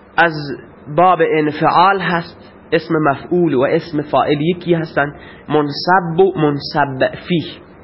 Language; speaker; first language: Persian; non-native, local second language; Baluchi